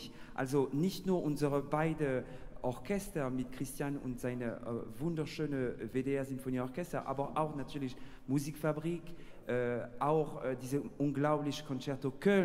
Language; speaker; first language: German; non-native, fluent; French